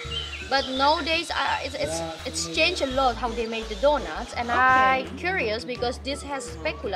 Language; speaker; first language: English; non-native, fluent; Indonesian